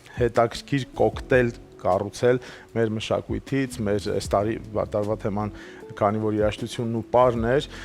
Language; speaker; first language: Armenian; native; Armenian